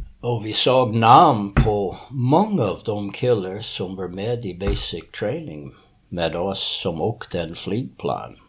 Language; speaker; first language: Swedish; early bilingual, heritage; English